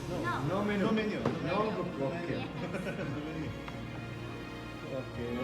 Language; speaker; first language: English; non-native, learner; Malayalam